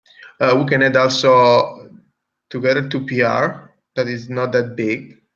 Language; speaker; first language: English; non-native, fluent; Italian